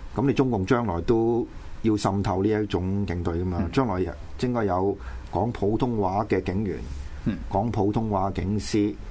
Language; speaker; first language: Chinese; non-native, local second language; Cantonese